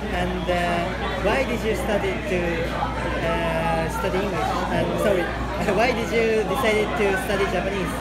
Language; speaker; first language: English; non-native, learner; Japanese